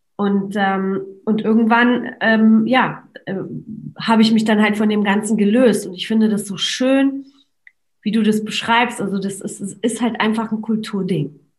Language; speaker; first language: German; early bilingual, other home language; Polish